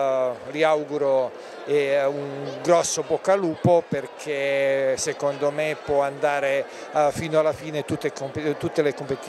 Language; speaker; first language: Italian; non-native, fluent; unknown